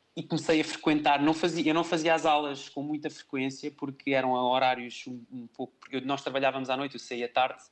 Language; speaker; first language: Portuguese; native; Portuguese